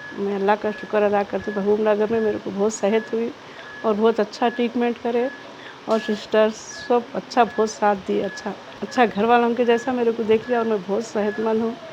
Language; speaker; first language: Hindi; non-native, local second language; Urdu